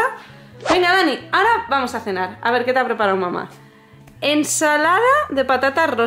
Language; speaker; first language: Spanish; native; Spanish